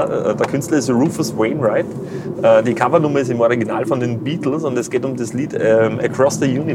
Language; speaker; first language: German; native; German